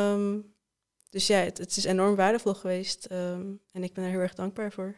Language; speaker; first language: Dutch; early bilingual, other home language; Persian